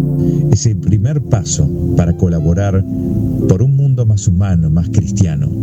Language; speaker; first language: Spanish; native; Spanish